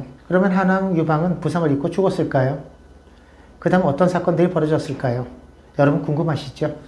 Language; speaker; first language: Korean; native; Korean